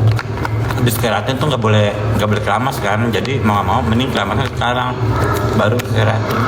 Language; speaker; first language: Indonesian; native; Indonesian